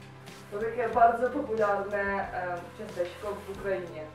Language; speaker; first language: Polish; non-native, learner; Ukrainian